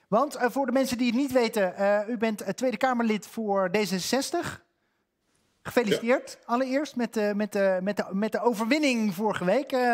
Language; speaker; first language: Dutch; native; Dutch